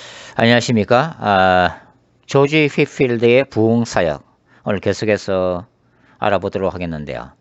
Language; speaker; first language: Korean; native; Korean